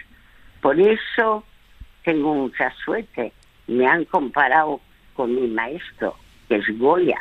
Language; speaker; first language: Spanish; early bilingual, other home language; French